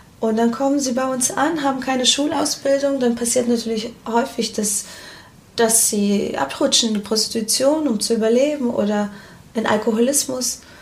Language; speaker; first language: German; early bilingual, other home language; Portuguese